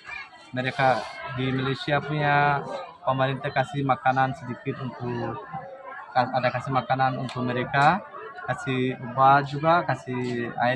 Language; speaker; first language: Indonesian; non-native, learner; Rohingya